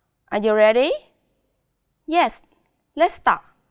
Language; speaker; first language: English; non-native, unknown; Vietnamese